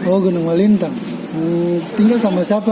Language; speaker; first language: Malay; native; Malay